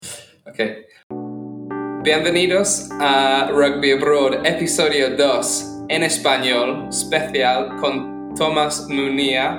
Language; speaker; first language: Spanish; non-native, fluent; English